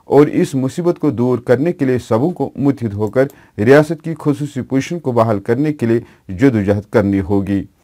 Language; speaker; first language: Urdu; non-native, local second language; Kashmiri